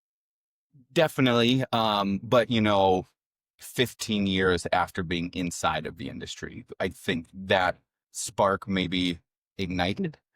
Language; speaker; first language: English; native; English